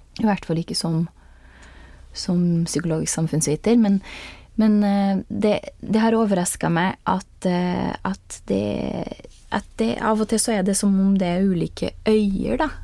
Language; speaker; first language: Norwegian; non-native, fluent; Portuguese